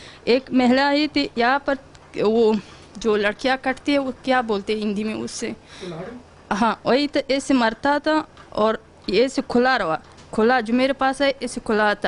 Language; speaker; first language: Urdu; non-native, learner; Pashto